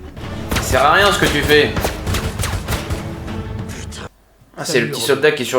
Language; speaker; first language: French; native; French